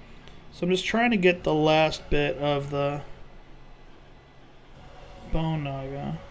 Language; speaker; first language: English; native; English